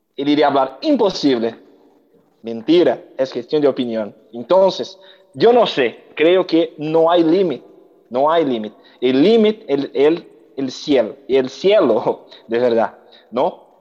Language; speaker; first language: Spanish; non-native, learner; Portuguese